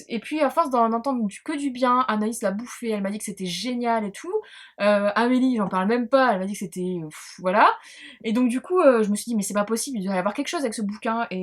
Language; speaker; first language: French; native; French